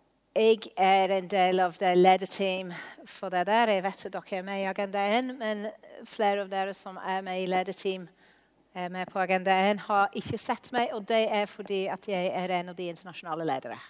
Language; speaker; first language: Norwegian; non-native, fluent; English